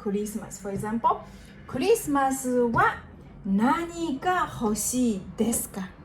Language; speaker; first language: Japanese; non-native, fluent; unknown